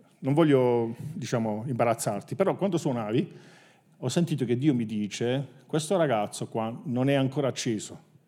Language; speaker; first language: Italian; native; Italian